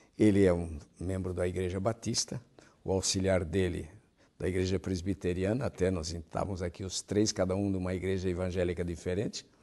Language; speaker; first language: Portuguese; native; Portuguese